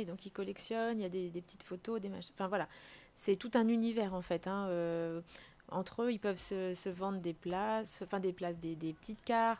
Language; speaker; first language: French; native; French